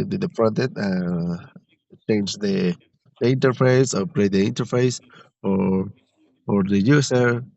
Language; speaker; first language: English; non-native, learner; Spanish